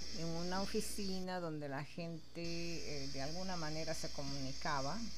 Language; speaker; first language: Spanish; native; Spanish